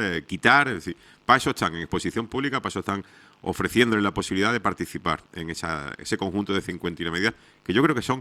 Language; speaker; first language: Spanish; native; Spanish